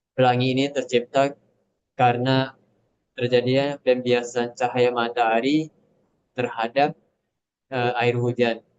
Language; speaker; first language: Indonesian; non-native, local second language; Minangkabau